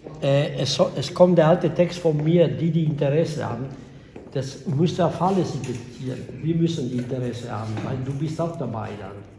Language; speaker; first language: German; non-native, fluent; Italian